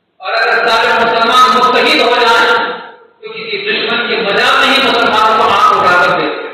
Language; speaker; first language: Urdu; native; Urdu